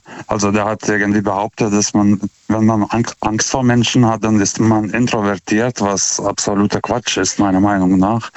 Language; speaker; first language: German; non-native, fluent; Lithuanian